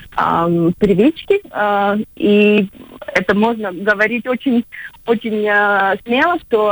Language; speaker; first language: Russian; non-native, local second language; Latvian